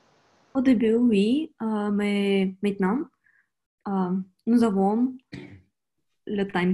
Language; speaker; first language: French; non-native, learner; Russian